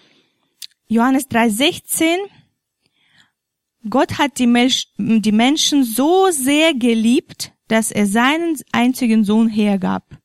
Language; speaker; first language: German; non-native, fluent; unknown